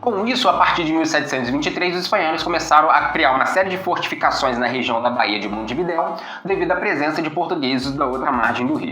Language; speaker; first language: Portuguese; native; Portuguese